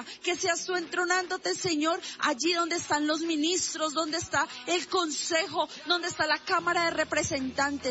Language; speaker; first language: Spanish; native; Spanish